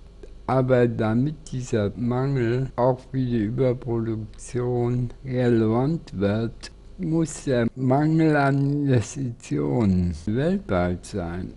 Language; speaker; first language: German; native; German